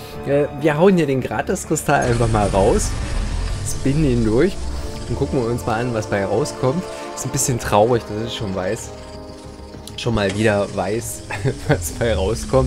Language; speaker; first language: German; native; German